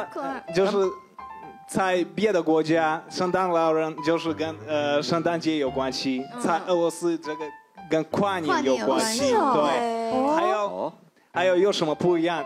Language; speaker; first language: Chinese; non-native, fluent; Russian